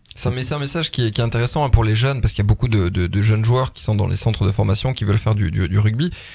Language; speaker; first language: French; native; French